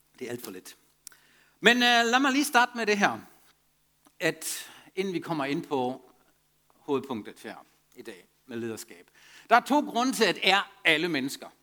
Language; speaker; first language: Danish; non-native, fluent; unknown